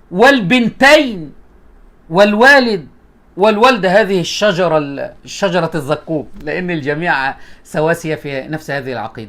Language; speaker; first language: Arabic; native; Arabic